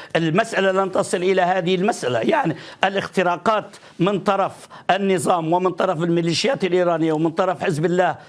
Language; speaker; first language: Arabic; non-native, fluent; Turkish